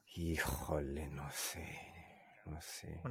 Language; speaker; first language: Spanish; non-native, learner; English